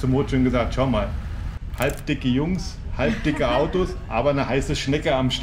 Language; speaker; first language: German; native; German